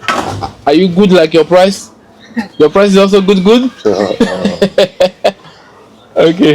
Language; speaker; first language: English; non-native, fluent; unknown